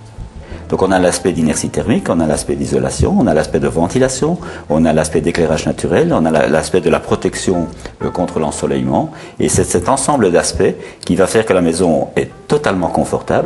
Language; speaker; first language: French; native; French